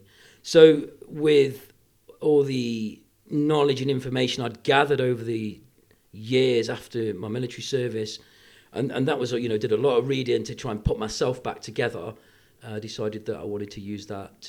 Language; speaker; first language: English; native; English